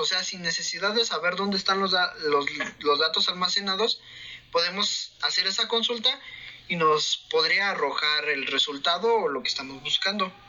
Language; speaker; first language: Spanish; native; Spanish